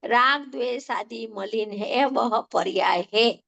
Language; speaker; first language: Hindi; non-native, local second language; Gujarati